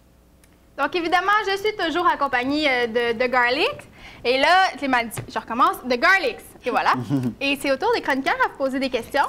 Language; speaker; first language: French; native; French